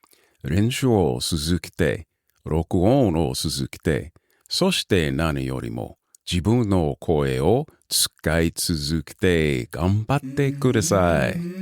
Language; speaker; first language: Japanese; non-native, learner; English